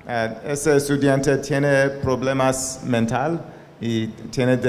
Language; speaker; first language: Spanish; non-native, learner; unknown